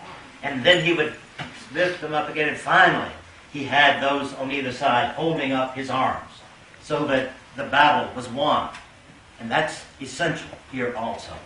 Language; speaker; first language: English; native; English